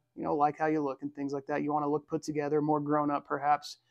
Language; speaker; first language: English; native; English